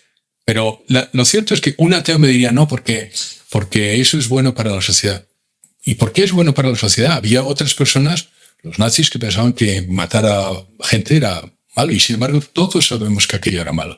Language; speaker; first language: Spanish; native; Spanish